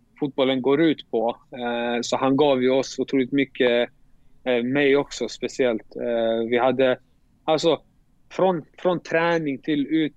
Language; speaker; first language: Swedish; early bilingual, other home language; Albanian